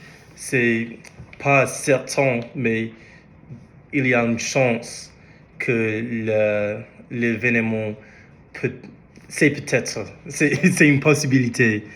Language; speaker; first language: French; non-native, learner; English